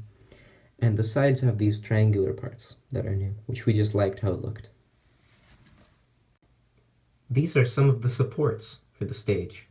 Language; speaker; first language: English; native; English